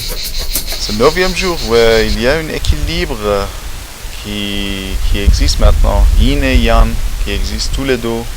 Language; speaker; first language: French; non-native, learner; English